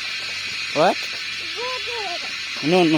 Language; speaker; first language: English; non-native, learner; Nepali